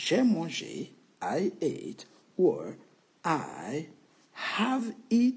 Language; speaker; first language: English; non-native, fluent; French